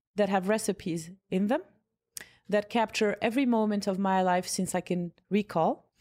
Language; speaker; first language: English; non-native, fluent; Arabic